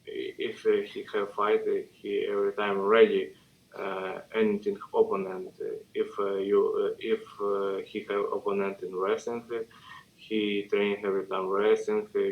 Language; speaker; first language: English; non-native, learner; Russian